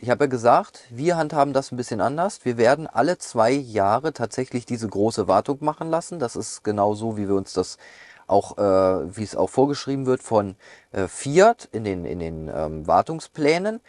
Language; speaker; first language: German; native; German